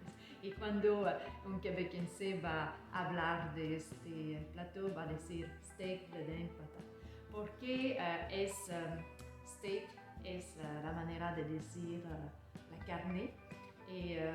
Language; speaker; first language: Spanish; non-native, learner; French